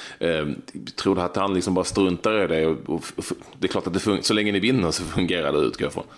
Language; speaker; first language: Swedish; native; Swedish